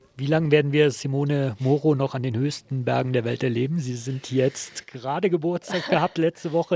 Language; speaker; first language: German; native; German